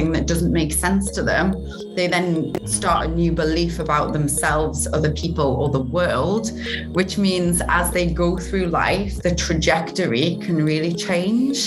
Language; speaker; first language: English; native; English